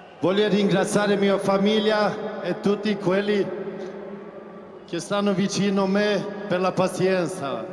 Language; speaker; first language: Italian; non-native, fluent; Swedish